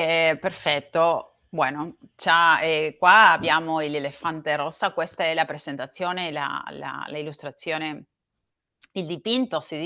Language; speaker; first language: Italian; non-native, learner; Spanish